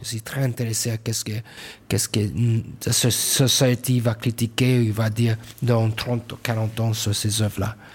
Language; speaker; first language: French; non-native, learner; English